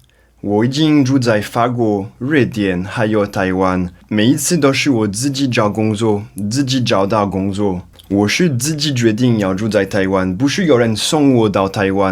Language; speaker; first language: Chinese; non-native, fluent; French